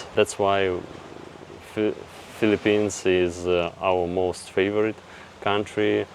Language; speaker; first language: English; non-native, fluent; Russian